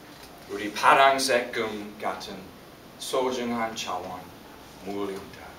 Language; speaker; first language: Korean; non-native, fluent; English